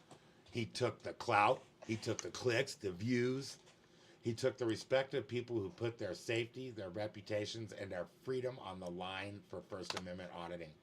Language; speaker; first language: English; native; English